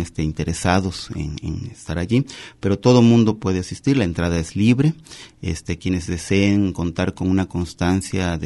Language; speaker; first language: Spanish; native; Spanish